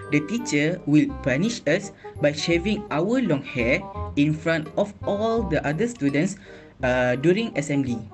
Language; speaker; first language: English; non-native, local second language; Malay